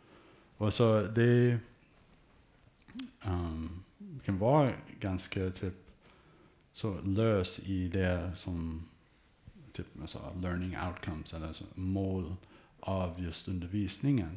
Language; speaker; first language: Swedish; early bilingual, heritage; English